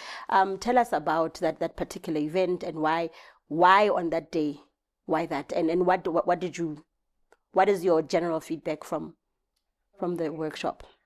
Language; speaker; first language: English; non-native, local second language; Southern Sotho